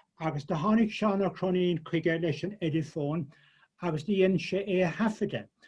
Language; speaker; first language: Irish; native; Irish